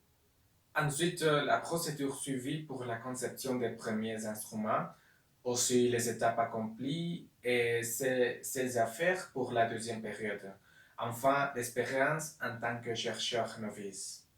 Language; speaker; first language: French; non-native, learner; Spanish